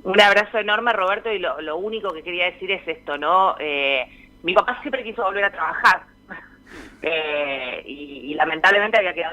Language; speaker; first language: Spanish; native; Spanish